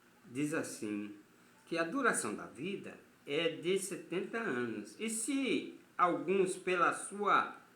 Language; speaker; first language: Portuguese; native; Portuguese